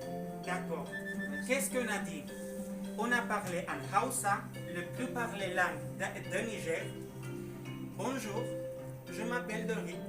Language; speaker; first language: French; non-native, learner; Spanish